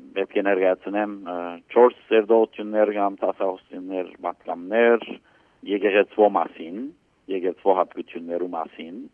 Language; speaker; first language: Armenian; early bilingual, heritage; Armenian